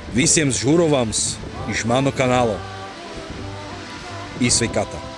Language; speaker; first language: Lithuanian; non-native, learner; Czech